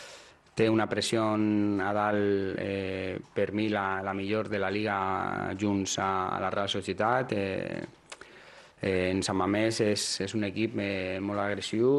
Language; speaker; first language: Catalan; non-native, learner; Spanish